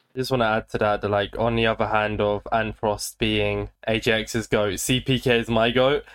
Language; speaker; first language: English; native; English